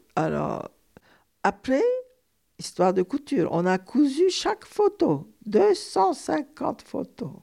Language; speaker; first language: French; non-native, fluent; Turkish